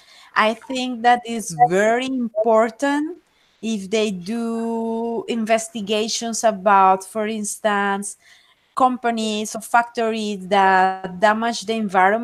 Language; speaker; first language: English; non-native, fluent; Spanish